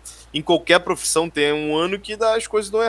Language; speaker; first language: Portuguese; native; Portuguese